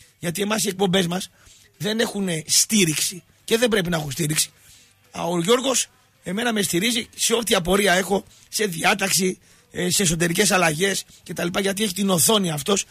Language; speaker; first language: Greek; native; Greek